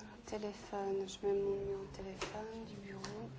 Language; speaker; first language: French; native; French